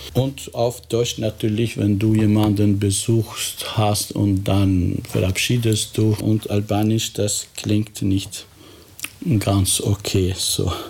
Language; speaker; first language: German; non-native, fluent; Albanian